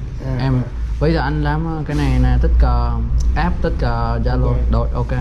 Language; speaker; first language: Vietnamese; non-native, learner; Kannada